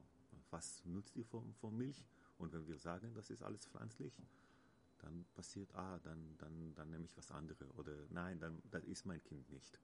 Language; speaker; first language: German; non-native, learner; Hebrew